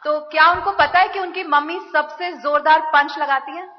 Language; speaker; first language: Hindi; native; Hindi